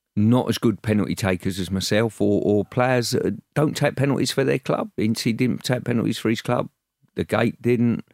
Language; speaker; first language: English; native; English